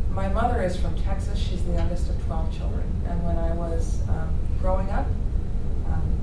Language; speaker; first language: English; native; English